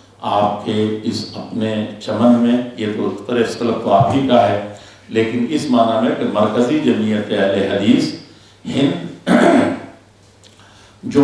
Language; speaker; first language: Urdu; native; Urdu